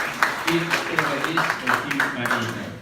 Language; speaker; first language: Russian; non-native, learner; Korean